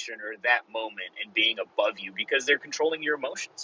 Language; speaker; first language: English; early bilingual, other home language; Spanish